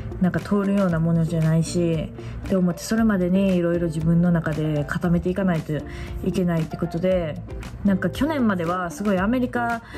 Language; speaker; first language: Japanese; native; Japanese